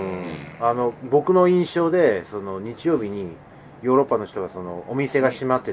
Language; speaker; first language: Japanese; native; Japanese